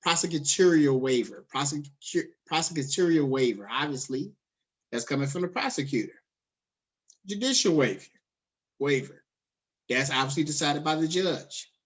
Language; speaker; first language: English; native; English